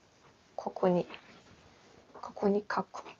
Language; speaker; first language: Japanese; non-native, fluent; Chinese